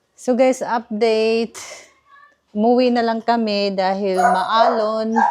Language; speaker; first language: Filipino; non-native, local second language; Cebuano